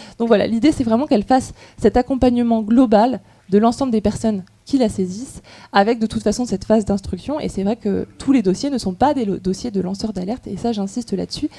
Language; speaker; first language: French; native; French